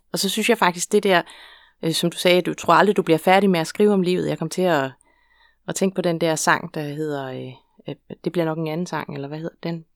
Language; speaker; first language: Danish; native; Danish